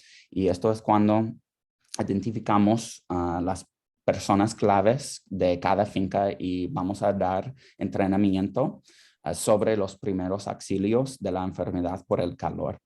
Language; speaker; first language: Spanish; non-native, fluent; English